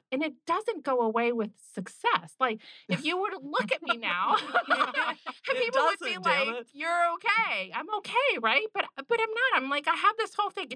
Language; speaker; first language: English; native; English